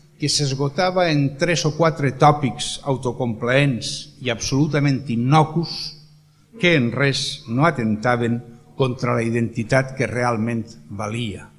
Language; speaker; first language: Catalan; native; Catalan